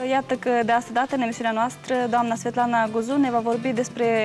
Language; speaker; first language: Romanian; native; Romanian